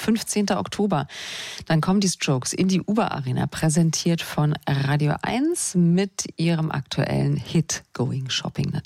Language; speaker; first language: German; native; German